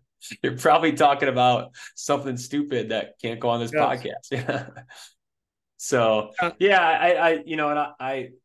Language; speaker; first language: English; native; English